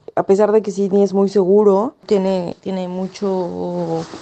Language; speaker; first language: Spanish; native; Spanish